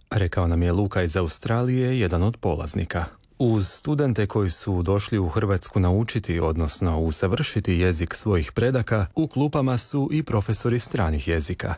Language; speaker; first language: Serbian; native; Serbian